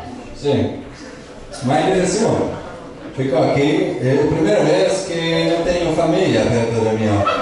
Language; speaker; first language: Portuguese; non-native, learner; English